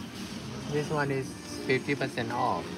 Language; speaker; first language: English; non-native, learner; Thai